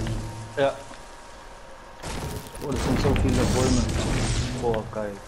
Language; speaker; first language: German; non-native, learner; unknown